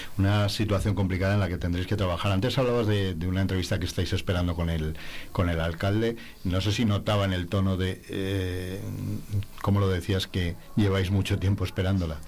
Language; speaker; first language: Spanish; native; Spanish